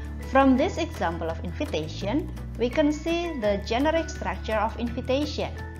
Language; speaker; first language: English; non-native, fluent; Indonesian